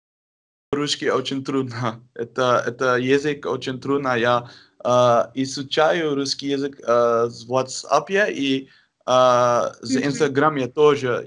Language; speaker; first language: Russian; non-native, learner; Dutch